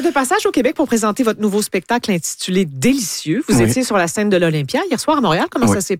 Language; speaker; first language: French; native; French